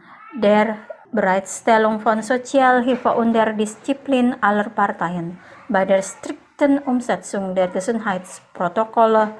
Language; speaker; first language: German; non-native, fluent; Indonesian